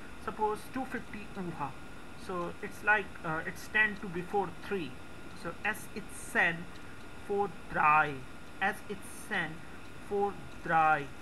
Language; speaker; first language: English; non-native, local second language; Hindi